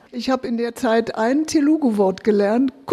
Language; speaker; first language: German; native; German